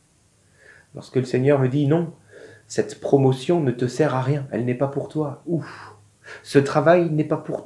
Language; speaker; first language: French; native; French